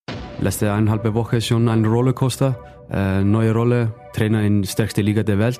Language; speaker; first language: German; non-native, fluent; Icelandic